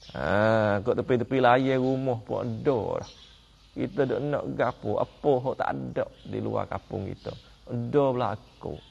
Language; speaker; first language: Malay; native; Malay